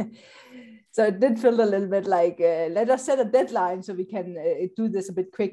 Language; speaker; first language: English; non-native, local second language; Danish